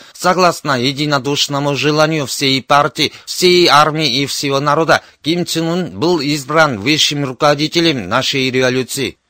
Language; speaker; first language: Russian; non-native, fluent; Korean